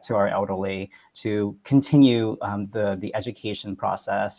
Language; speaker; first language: English; early bilingual, other home language; Vietnamese